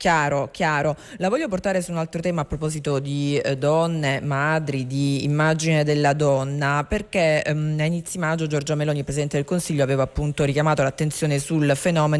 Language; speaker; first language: Italian; native; Italian